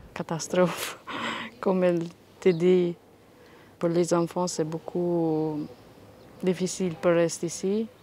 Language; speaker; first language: French; non-native, learner; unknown